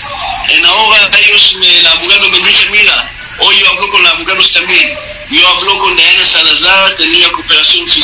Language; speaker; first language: Spanish; non-native, learner; Hebrew